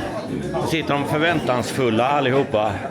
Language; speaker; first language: Swedish; native; Swedish